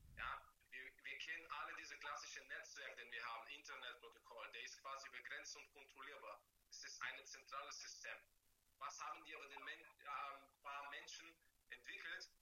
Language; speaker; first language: German; non-native, fluent; Bulgarian